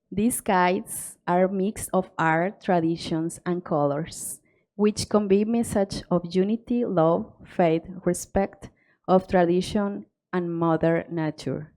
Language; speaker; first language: English; non-native, learner; Spanish